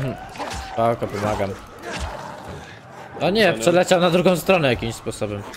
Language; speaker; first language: Polish; native; Polish